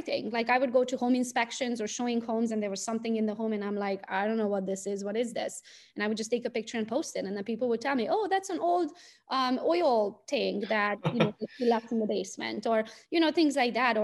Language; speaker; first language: English; non-native, fluent; Romanian